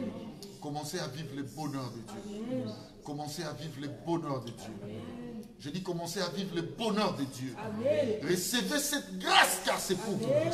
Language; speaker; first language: French; non-native, local second language; Lingala